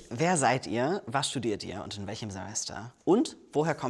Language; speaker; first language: German; native; German